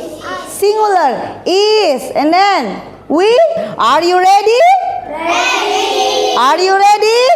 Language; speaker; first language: English; non-native, learner; Indonesian